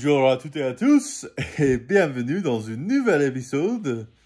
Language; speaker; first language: French; non-native, learner; English